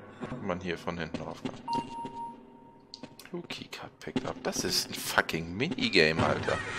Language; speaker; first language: German; native; German